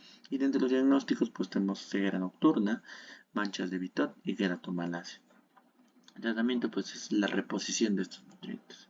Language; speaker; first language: Spanish; native; Spanish